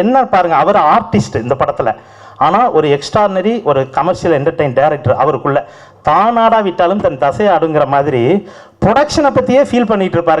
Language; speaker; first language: Tamil; native; Tamil